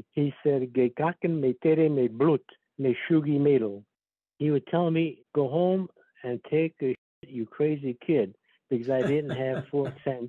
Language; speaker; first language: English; early bilingual, other home language; Slovak